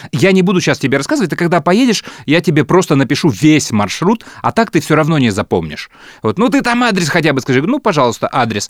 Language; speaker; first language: Russian; native; Russian